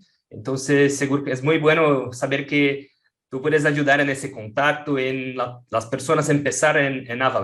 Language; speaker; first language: Spanish; non-native, fluent; Portuguese